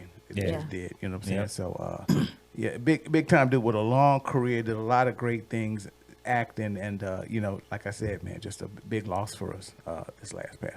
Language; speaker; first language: English; native; English